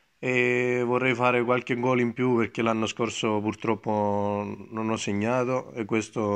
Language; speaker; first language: Italian; non-native, fluent; Greek